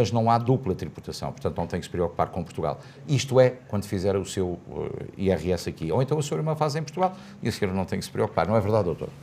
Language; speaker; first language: Portuguese; native; Portuguese